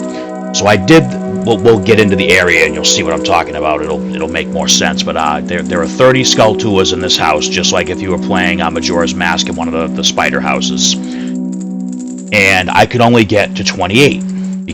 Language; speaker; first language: English; native; English